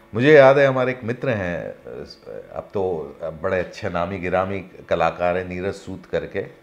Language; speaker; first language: Hindi; native; Hindi